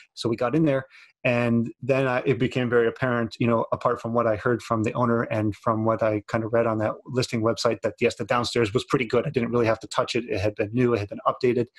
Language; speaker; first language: English; native; English